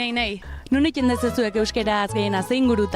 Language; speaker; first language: Basque; native; Basque